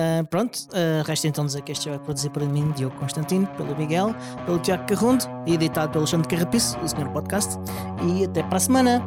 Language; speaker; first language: Portuguese; native; Portuguese